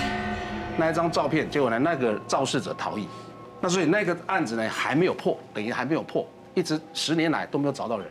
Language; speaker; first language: Chinese; native; Chinese